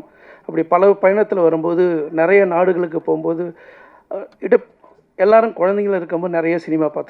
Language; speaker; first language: Tamil; native; Tamil